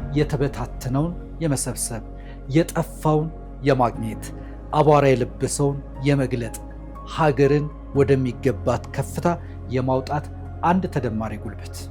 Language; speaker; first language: Amharic; native; Amharic